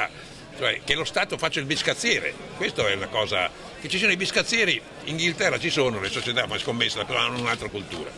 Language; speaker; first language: Italian; native; Italian